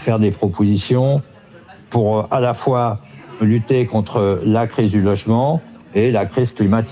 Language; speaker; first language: French; native; French